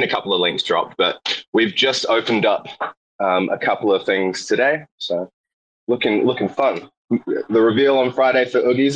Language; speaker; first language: English; native; English